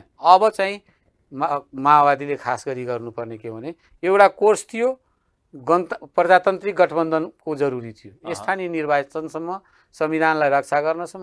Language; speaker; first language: Nepali; native; Nepali